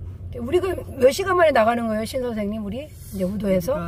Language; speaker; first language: Korean; native; Korean